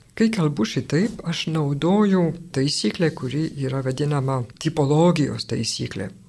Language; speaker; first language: Lithuanian; non-native, fluent; French